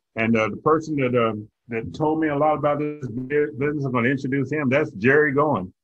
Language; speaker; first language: English; native; English